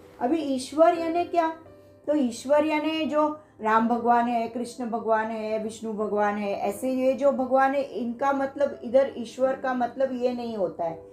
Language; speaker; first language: Hindi; non-native, local second language; Marathi